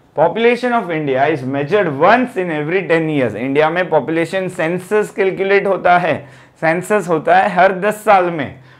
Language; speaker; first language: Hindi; non-native, local second language; Gujarati